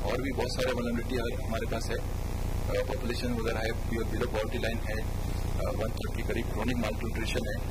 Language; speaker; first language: Hindi; non-native, local second language; Marathi